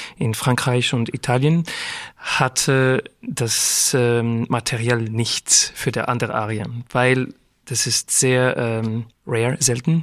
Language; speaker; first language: German; non-native, learner; French